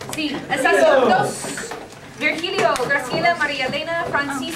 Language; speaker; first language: Spanish; non-native, fluent; English